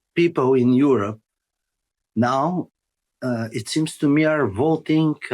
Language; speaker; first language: English; non-native, learner; Bulgarian